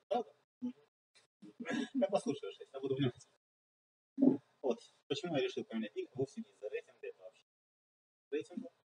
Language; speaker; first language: Russian; native; Russian